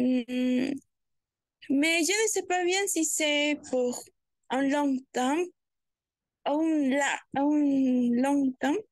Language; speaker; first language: French; non-native, learner; Spanish